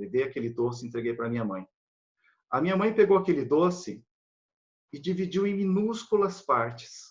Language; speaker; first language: Portuguese; native; Portuguese